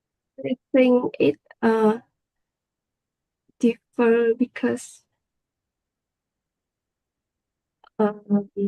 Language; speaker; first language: English; non-native, learner; Vietnamese